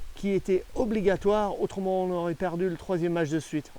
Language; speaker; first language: French; non-native, fluent; English